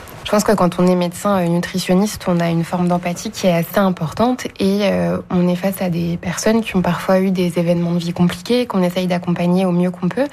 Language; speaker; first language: French; native; French